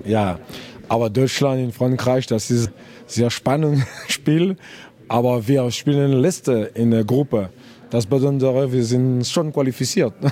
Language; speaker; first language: German; non-native, learner; French